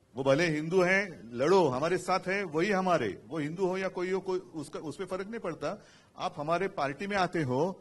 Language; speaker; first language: Hindi; non-native, local second language; Marathi